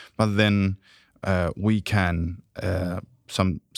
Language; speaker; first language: English; non-native, fluent; Spanish